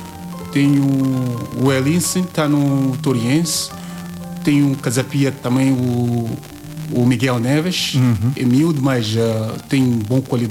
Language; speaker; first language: Portuguese; non-native, learner; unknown